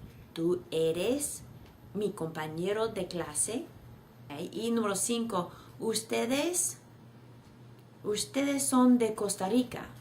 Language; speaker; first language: Spanish; non-native, fluent; English